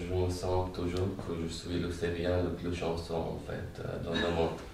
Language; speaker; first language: French; non-native, fluent; Arabic